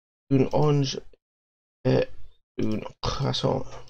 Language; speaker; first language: French; non-native, learner; English